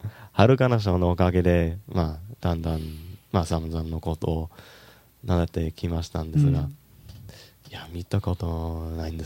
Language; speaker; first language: Japanese; non-native, fluent; English